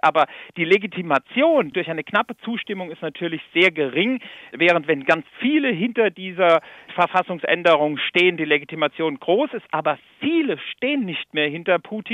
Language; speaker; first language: German; native; German